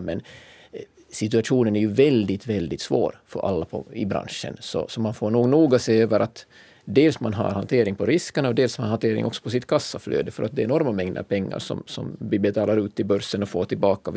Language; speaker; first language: Swedish; native; Swedish